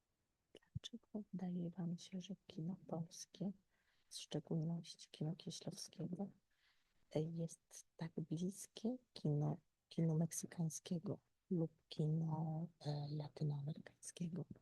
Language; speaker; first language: Polish; non-native, fluent; Spanish